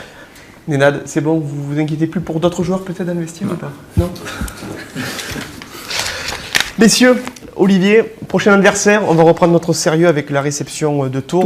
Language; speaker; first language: French; native; French